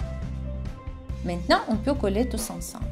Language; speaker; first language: French; non-native, fluent; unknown